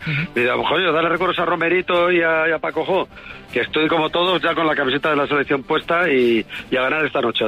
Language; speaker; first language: Spanish; native; Spanish